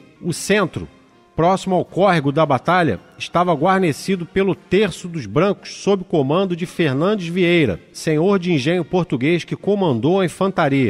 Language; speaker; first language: Portuguese; native; Portuguese